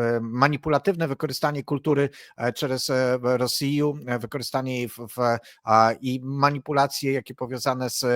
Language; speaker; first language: Polish; non-native, learner; Ukrainian